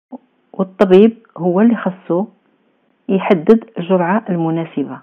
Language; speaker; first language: Arabic; native; Arabic